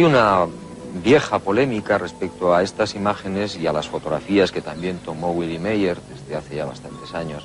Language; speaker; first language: Spanish; native; Spanish